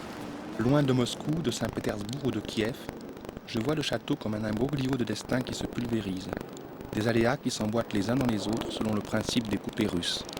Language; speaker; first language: French; native; French